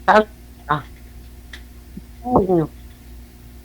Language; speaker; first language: Filipino; non-native, local second language; Cebuano